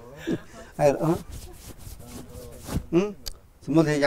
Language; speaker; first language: Russian; non-native, learner; Chinese